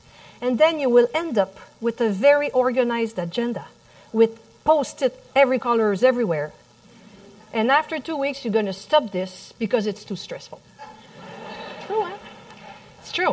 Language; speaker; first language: English; non-native, fluent; French